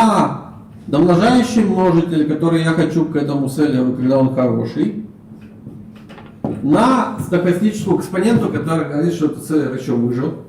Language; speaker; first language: Russian; native; Russian